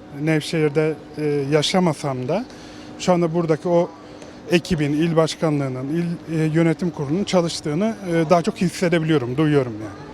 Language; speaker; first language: Turkish; native; Turkish